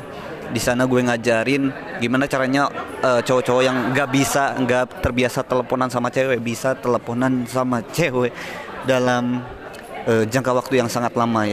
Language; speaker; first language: Indonesian; native; Indonesian